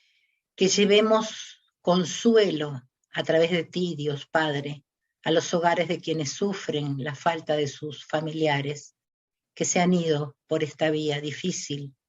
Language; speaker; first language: Spanish; native; Spanish